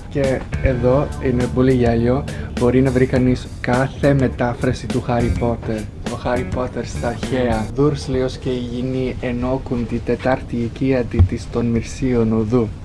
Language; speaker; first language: Greek; early bilingual, heritage; English